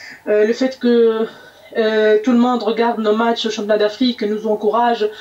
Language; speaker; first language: French; non-native, local second language; Arabic